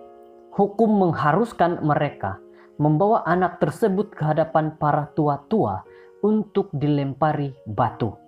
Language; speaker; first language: Indonesian; native; Indonesian